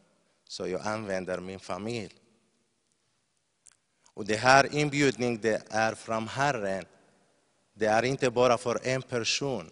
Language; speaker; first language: Swedish; non-native, fluent; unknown